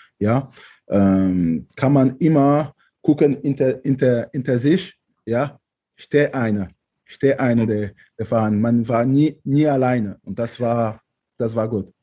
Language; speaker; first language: German; non-native, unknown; French